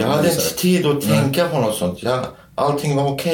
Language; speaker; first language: Swedish; non-native, fluent; Kurdish